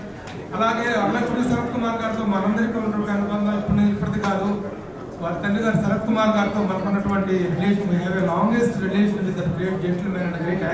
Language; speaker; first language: Telugu; native; Telugu